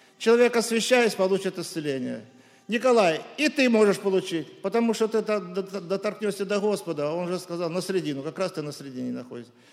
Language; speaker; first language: Russian; native; Russian